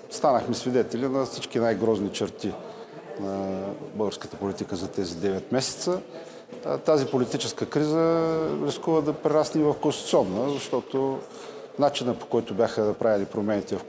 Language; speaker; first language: Bulgarian; native; Bulgarian